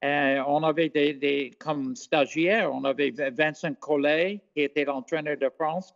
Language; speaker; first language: French; non-native, fluent; English